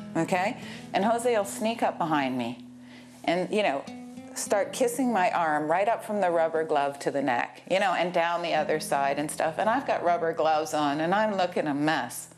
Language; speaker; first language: English; native; English